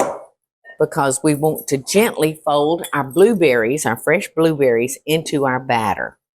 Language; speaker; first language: English; native; English